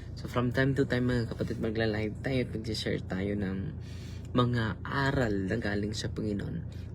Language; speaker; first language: Filipino; non-native, local second language; Cebuano